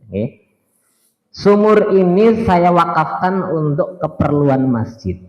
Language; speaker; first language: Indonesian; native; Indonesian